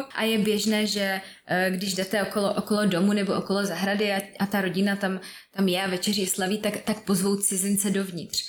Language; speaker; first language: Czech; native; Czech